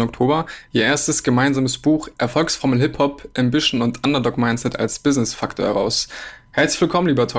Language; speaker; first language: German; native; German